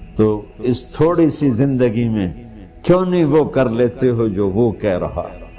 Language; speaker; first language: Urdu; non-native, local second language; Punjabi